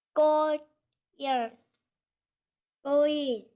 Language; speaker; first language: English; non-native, learner; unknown